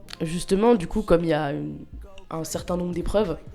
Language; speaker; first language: French; native; French